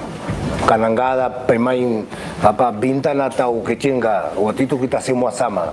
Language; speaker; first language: Indonesian; non-native, local second language; Spanish